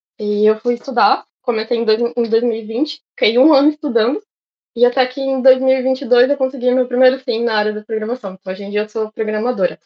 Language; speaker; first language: Portuguese; native; Portuguese